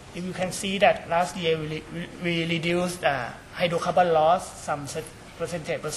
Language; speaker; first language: English; non-native, learner; Thai